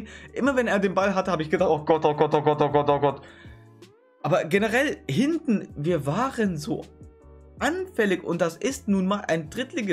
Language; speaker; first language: German; native; German